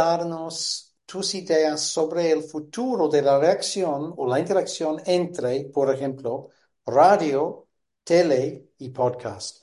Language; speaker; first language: Spanish; non-native, fluent; English